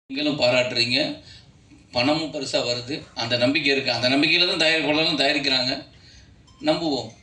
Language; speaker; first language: Tamil; native; Tamil